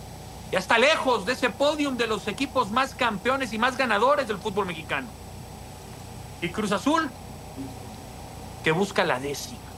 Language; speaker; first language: Spanish; native; Spanish